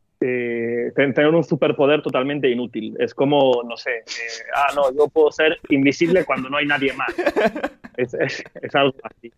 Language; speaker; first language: Spanish; non-native, fluent; Turkish